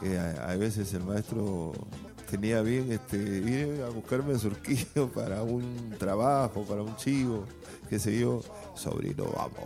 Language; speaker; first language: Spanish; native; Spanish